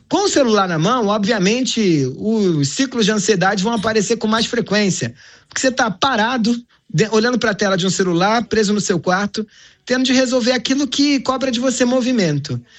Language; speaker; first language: Portuguese; native; Portuguese